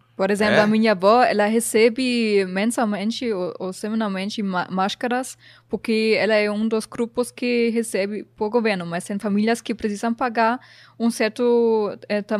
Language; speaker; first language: Portuguese; non-native, fluent; German